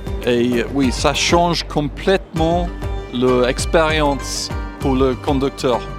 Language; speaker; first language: French; non-native, fluent; English